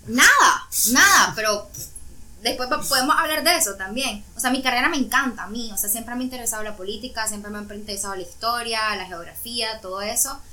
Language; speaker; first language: Spanish; native; Spanish